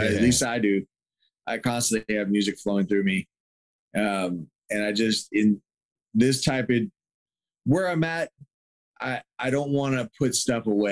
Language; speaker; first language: English; native; English